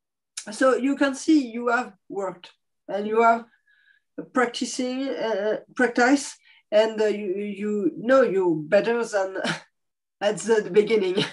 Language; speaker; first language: English; non-native, fluent; French